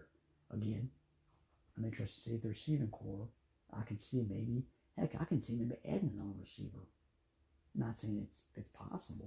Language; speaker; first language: English; native; English